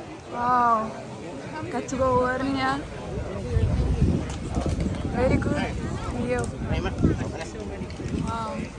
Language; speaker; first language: English; non-native, learner; Turkmen